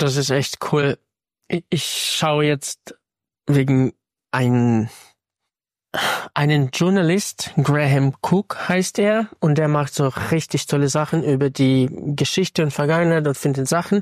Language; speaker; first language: German; non-native, fluent; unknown